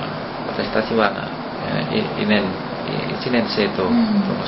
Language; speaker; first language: Japanese; non-native, learner; Indonesian